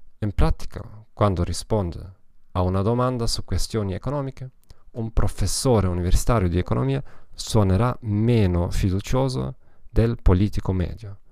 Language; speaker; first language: Italian; non-native, learner; German